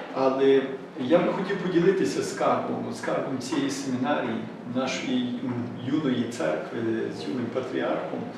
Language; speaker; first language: Ukrainian; early bilingual, heritage; Ukrainian